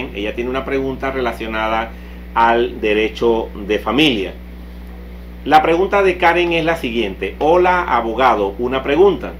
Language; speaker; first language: Spanish; native; Spanish